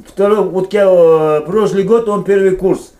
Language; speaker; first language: Russian; non-native, local second language; Uzbek